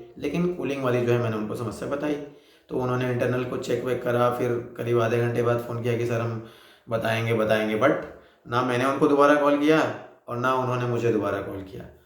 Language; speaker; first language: Hindi; native; Hindi